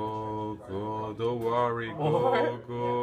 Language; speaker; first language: English; non-native, learner; Italian